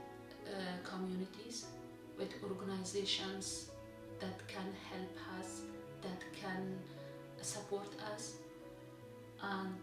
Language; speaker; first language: English; non-native, learner; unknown